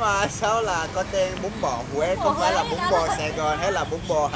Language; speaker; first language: Vietnamese; non-native, fluent; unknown